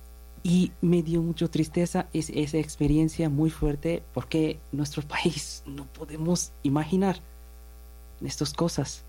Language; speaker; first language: Spanish; non-native, learner; Bangla